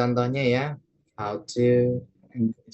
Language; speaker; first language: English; non-native, fluent; Indonesian